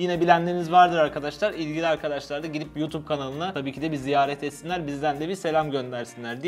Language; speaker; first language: Turkish; native; Turkish